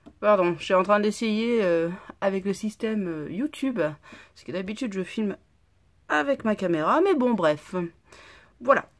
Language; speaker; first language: French; native; French